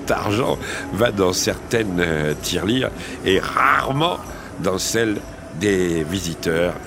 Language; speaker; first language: French; native; French